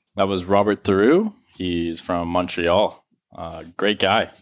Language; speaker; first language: English; native; English